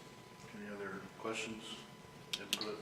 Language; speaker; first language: English; native; English